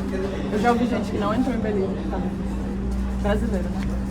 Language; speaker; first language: Portuguese; native; Portuguese